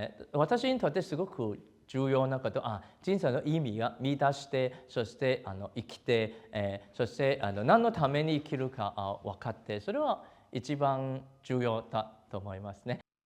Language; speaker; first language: Japanese; non-native, learner; Cantonese